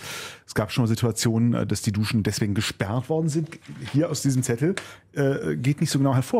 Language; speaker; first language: German; native; German